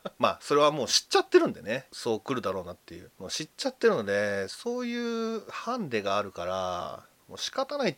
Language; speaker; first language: Japanese; native; Japanese